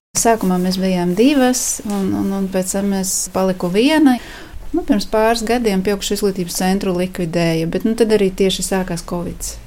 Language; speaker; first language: Latvian; native; Latvian